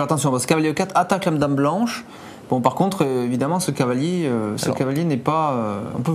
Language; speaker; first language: French; native; French